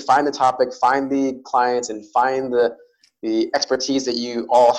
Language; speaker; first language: English; native; English